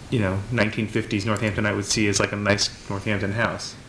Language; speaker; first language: English; native; English